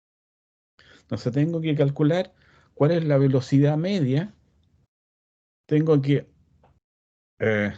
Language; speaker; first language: Spanish; native; Spanish